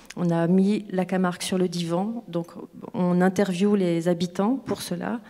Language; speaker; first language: French; native; French